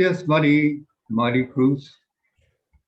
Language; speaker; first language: Spanish; non-native, fluent; Japanese